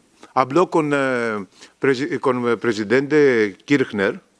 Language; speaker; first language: Spanish; non-native, learner; Greek